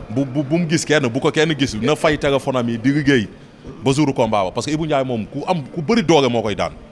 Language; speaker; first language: Wolof; non-native, local second language; Serer